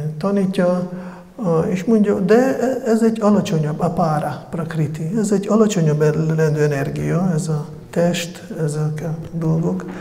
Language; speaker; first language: Hungarian; non-native, fluent; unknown